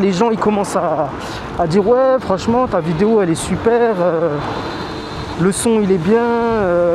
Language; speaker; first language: French; native; French